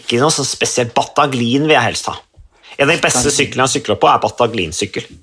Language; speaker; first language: Norwegian; native; Norwegian